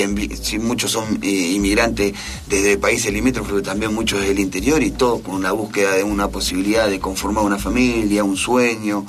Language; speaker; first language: Spanish; native; Spanish